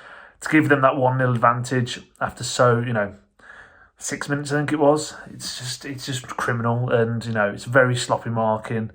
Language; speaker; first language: English; native; English